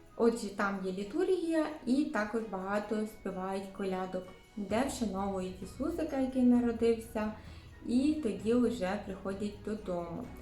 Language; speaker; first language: Ukrainian; native; Ukrainian